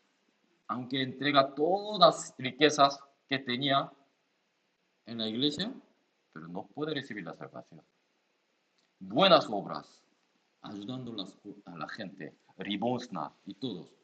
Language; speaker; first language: Spanish; non-native, learner; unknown